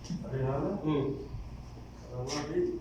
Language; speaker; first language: Arabic; non-native, learner; Bangla